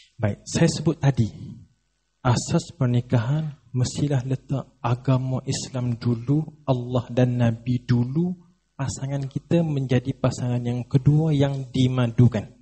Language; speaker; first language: Malay; native; Malay